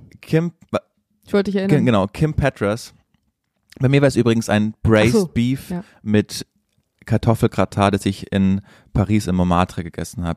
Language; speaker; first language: German; native; German